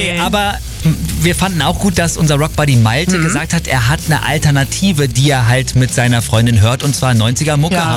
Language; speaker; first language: German; native; German